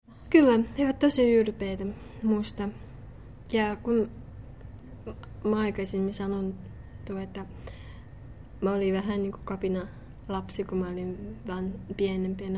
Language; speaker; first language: Finnish; non-native, learner; Chinese